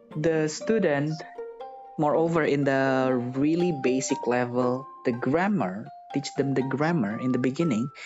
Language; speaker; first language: English; non-native, fluent; Indonesian